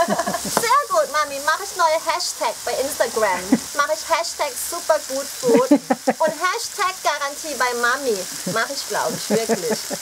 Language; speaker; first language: German; early bilingual, other home language; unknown